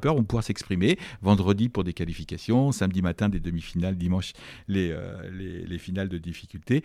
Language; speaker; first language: French; native; French